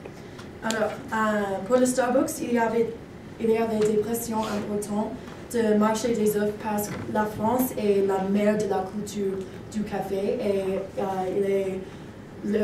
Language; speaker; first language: French; non-native, learner; English